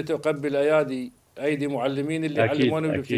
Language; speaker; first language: Arabic; native; Arabic